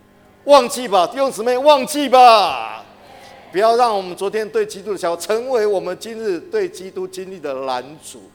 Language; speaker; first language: Chinese; native; Chinese